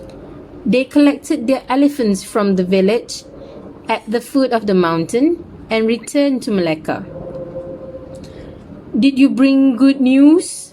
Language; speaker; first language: English; non-native, local second language; Malay